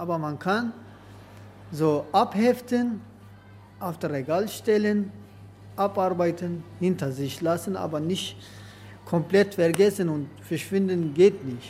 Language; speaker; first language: German; non-native, learner; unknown